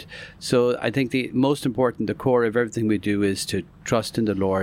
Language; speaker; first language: English; native; English